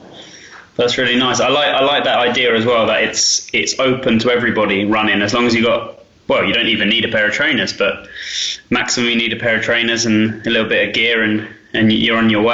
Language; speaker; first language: English; native; English